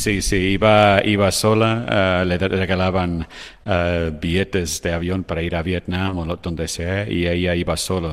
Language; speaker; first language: Spanish; non-native, fluent; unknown